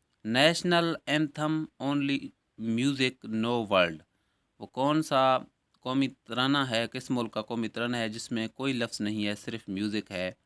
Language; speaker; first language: Urdu; native; Urdu